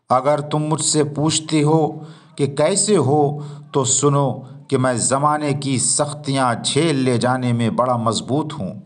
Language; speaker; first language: Hindi; native; Hindi